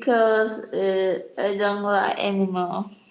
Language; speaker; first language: English; non-native, learner; Vietnamese